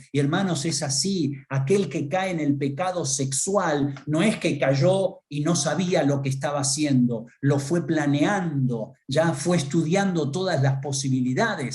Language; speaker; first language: Spanish; native; Spanish